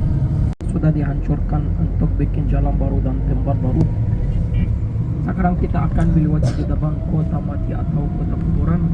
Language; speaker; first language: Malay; non-native, fluent; Arabic